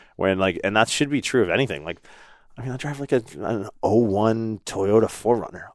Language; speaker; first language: English; native; English